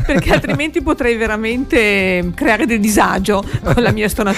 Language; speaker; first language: Italian; native; Italian